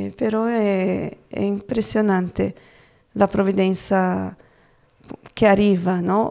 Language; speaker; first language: Italian; non-native, fluent; Portuguese